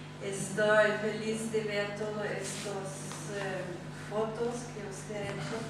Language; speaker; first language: Spanish; non-native, fluent; German